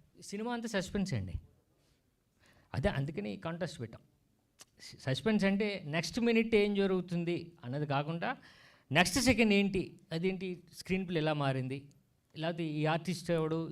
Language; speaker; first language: Telugu; native; Telugu